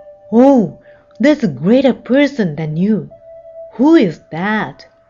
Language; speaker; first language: English; non-native, fluent; Japanese